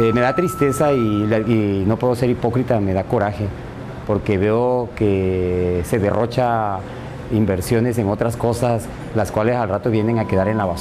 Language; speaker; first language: Spanish; native; Spanish